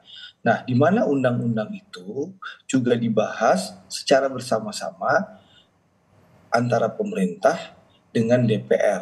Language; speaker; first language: Indonesian; native; Indonesian